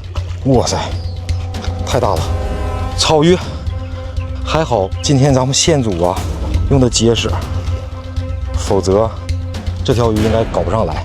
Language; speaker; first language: Chinese; native; Chinese